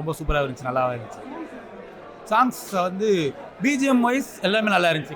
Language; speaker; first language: Tamil; native; Tamil